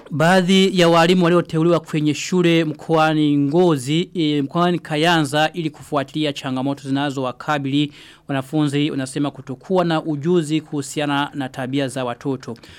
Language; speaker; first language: Swahili; non-native, local second language; Rundi